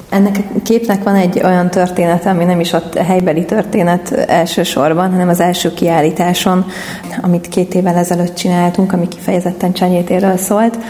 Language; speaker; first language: Hungarian; native; Hungarian